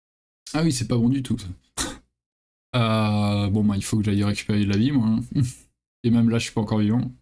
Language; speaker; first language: French; native; French